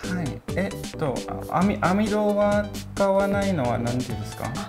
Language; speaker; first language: Japanese; non-native, fluent; English